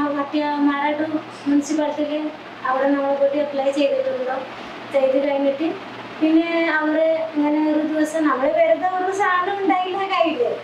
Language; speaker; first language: Malayalam; non-native, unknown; Odia